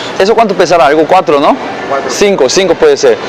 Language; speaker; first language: Spanish; non-native, learner; Korean